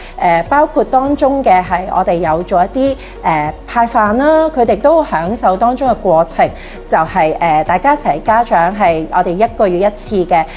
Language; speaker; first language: Cantonese; native; Cantonese